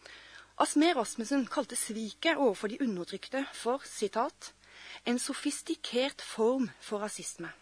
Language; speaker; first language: Norwegian; native; Norwegian